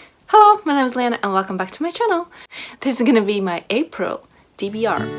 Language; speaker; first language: English; non-native, fluent; Latvian